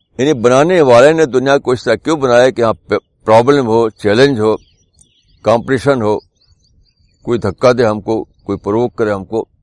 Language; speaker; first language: Urdu; native; Urdu